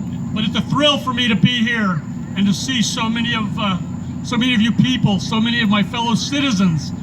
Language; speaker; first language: English; native; English